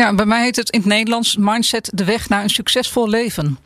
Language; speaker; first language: Dutch; native; Dutch